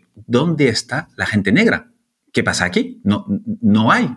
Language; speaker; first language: Spanish; non-native, fluent; French